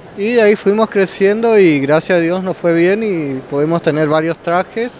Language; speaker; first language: Spanish; native; Spanish